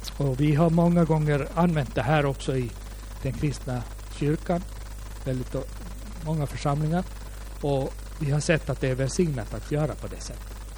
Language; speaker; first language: Swedish; native; Swedish